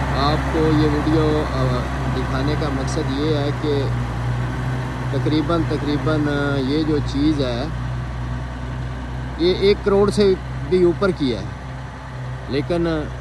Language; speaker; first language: Urdu; non-native, local second language; Punjabi